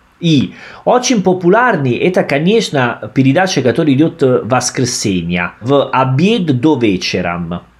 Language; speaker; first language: Russian; non-native, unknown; Italian